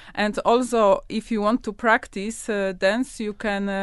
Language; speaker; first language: English; non-native, learner; Polish